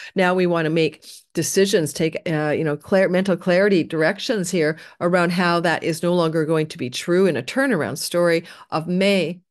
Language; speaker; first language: English; native; English